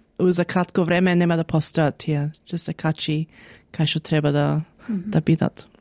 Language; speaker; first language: Macedonian; early bilingual, heritage; Macedonian